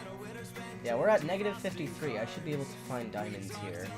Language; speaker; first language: English; native; English